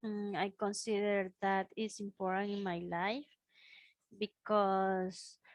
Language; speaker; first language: English; non-native, learner; Spanish